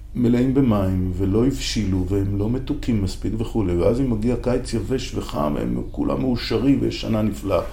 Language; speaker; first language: Hebrew; native; Hebrew